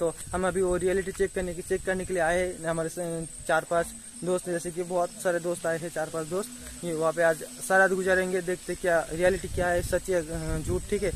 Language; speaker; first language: Hindi; non-native, local second language; Bangla